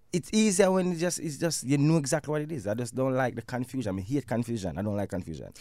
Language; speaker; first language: English; non-native, local second language; Jamaican Creole English